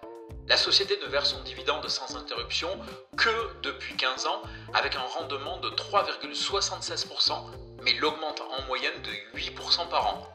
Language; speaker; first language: French; native; French